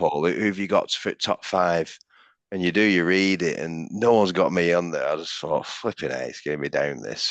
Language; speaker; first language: English; native; English